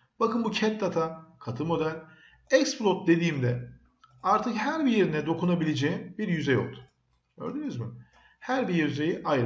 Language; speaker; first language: Turkish; native; Turkish